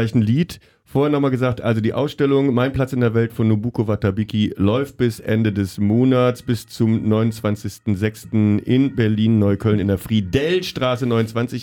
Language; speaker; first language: German; native; German